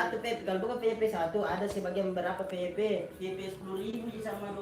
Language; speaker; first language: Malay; non-native, local second language; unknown